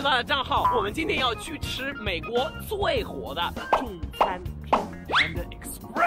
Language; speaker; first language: Chinese; non-native, fluent; Spanish